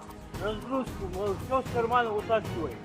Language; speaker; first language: Russian; native; Russian